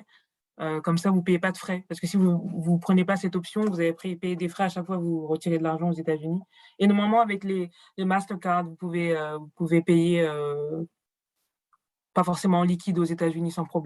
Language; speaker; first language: French; native; French